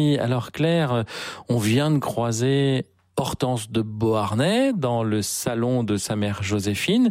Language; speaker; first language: French; native; French